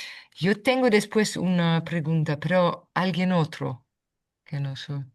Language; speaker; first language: Spanish; non-native, fluent; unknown